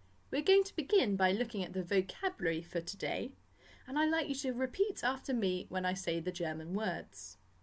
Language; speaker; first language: English; native; English